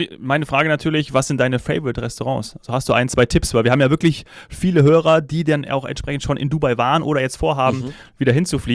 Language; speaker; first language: German; native; German